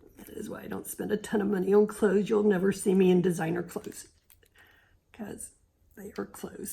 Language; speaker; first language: English; native; English